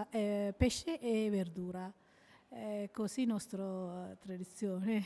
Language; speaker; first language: Italian; non-native, learner; Sinhala